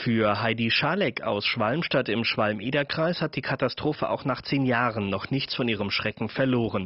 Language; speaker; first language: German; native; German